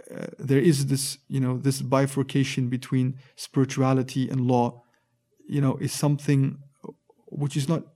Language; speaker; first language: English; native; English